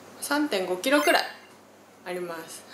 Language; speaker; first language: Japanese; native; Japanese